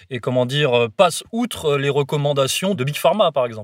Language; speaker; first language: French; native; French